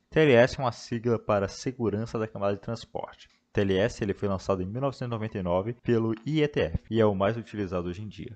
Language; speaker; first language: Portuguese; native; Portuguese